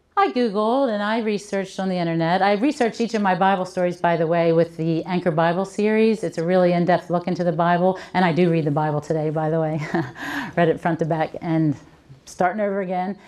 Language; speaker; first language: English; native; English